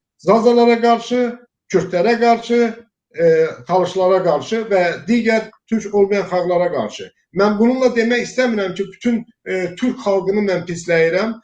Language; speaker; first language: Azerbaijani; non-native, local second language; Talysh